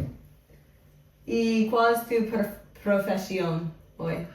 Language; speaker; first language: Spanish; non-native, fluent; English